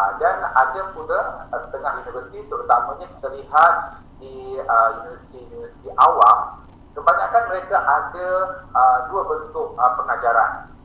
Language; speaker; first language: Malay; native; Malay